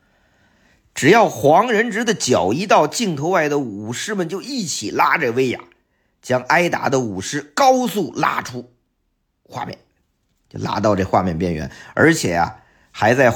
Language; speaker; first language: Chinese; native; Chinese